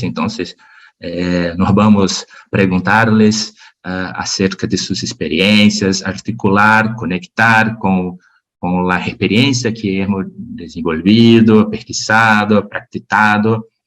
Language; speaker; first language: Spanish; non-native, learner; Portuguese